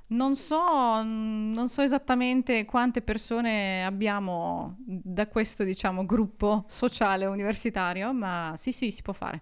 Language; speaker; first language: Italian; non-native, fluent; Russian